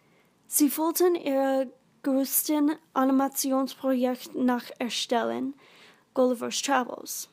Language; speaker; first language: German; non-native, learner; English